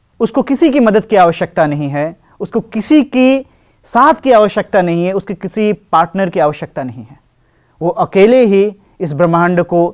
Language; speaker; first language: Hindi; native; Hindi